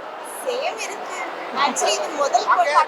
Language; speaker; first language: Tamil; non-native, learner; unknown